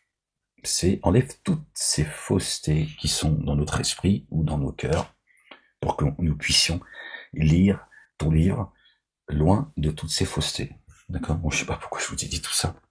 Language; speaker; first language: French; native; French